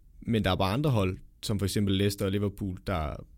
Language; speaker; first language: Danish; native; Danish